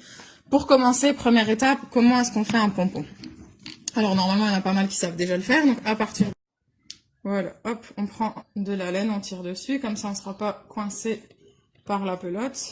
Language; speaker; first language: French; native; French